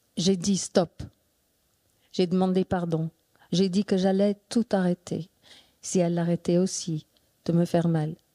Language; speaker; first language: French; non-native, fluent; English